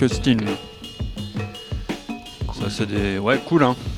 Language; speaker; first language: French; native; French